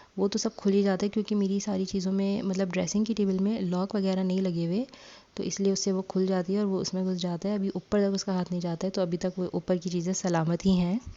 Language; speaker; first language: Urdu; native; Urdu